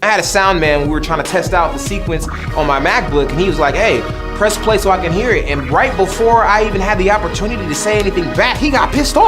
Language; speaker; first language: English; native; English